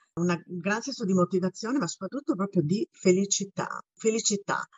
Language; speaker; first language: Italian; native; Italian